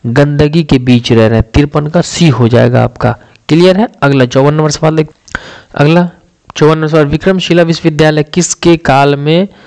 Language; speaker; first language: Hindi; native; Hindi